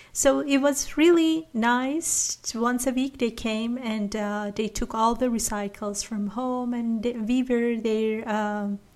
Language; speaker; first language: English; non-native, fluent; Persian